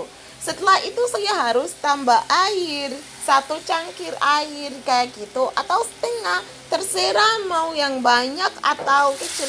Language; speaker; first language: Indonesian; non-native, fluent; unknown